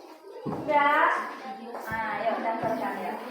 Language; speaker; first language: Indonesian; native; Indonesian